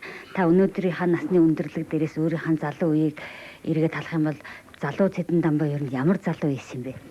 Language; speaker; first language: Mongolian; native; Mongolian